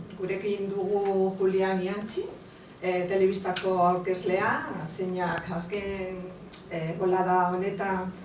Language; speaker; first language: Basque; non-native, local second language; Spanish